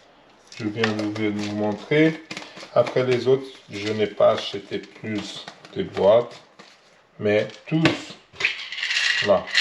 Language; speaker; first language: French; non-native, learner; Portuguese